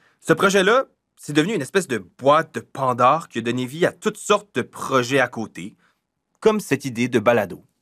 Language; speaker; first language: French; native; French